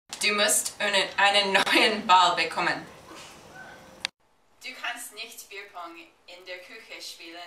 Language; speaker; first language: German; non-native, learner; English